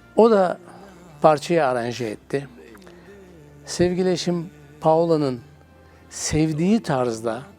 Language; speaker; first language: Turkish; native; Turkish